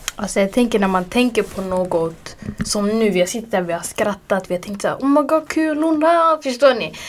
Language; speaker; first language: Swedish; early bilingual, other home language; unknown